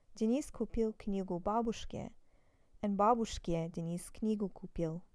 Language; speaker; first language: Russian; non-native, fluent; English